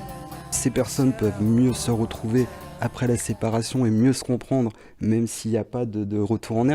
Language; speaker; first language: French; native; French